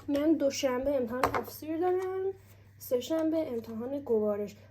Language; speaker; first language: Persian; native; Persian